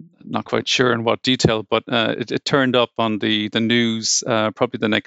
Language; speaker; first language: English; native; English